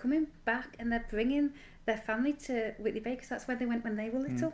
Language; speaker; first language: English; native; English